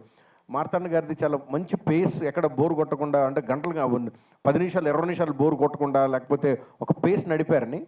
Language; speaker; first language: Telugu; native; Telugu